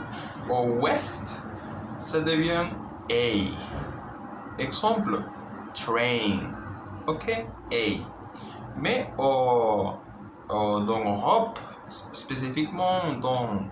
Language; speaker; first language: French; non-native, learner; Spanish